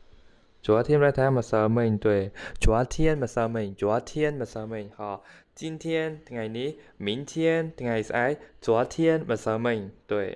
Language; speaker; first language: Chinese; non-native, fluent; Khmer